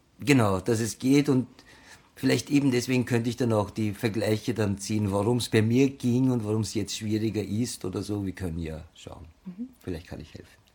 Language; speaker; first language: German; early bilingual, other home language; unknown